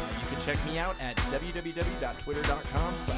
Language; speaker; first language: English; native; English